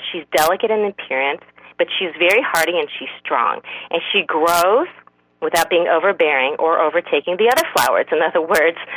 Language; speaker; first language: English; non-native, fluent; Korean